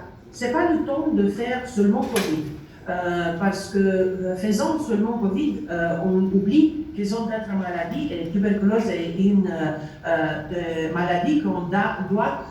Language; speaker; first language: French; non-native, learner; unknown